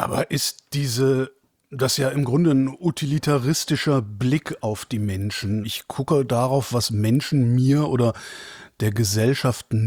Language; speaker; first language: German; native; German